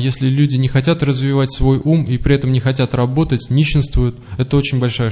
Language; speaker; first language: Russian; native; Russian